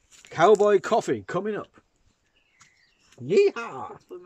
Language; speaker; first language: English; native; English